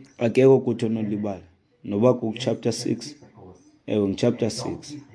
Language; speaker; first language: Xhosa; native; Xhosa